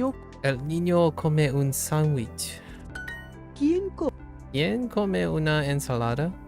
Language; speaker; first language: Spanish; non-native, learner; English